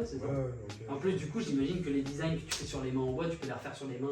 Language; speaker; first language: French; native; French